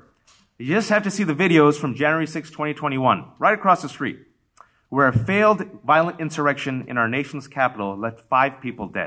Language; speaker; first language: English; early bilingual, other home language; Urdu